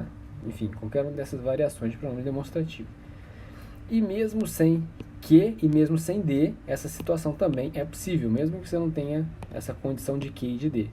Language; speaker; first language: Portuguese; native; Portuguese